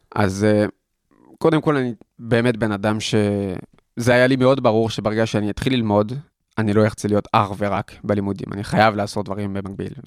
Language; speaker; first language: Hebrew; non-native, fluent; French